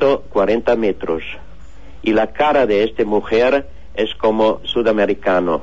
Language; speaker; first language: Spanish; non-native, learner; German